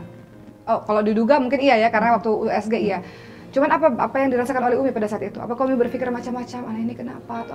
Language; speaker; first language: Indonesian; native; Indonesian